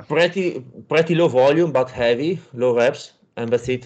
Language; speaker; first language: English; non-native, fluent; Italian